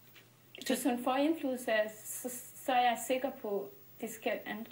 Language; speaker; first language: Danish; non-native, fluent; Burmese